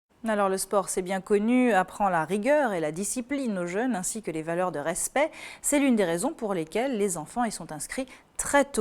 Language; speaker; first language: French; native; French